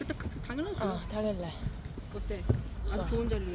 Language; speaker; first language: Korean; native; Korean